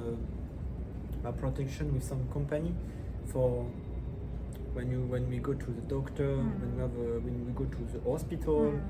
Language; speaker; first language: English; non-native, learner; French